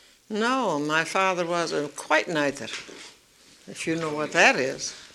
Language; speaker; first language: English; early bilingual, other home language; Dutch